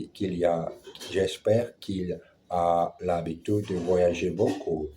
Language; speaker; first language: French; non-native, learner; German